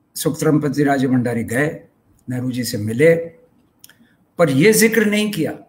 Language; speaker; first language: Hindi; native; Hindi